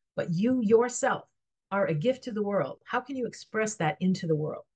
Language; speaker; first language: English; native; English